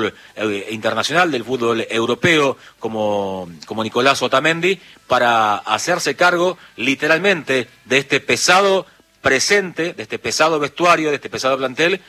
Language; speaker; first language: Spanish; native; Spanish